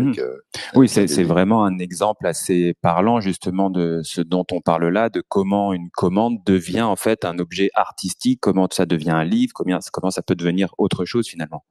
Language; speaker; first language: French; native; French